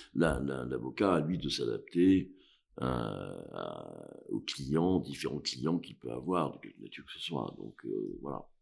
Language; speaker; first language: French; native; French